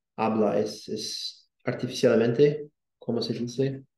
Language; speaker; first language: Spanish; non-native, learner; English